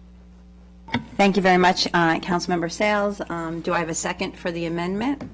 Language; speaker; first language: English; native; English